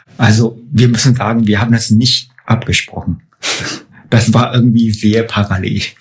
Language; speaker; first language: German; non-native, fluent; Chinese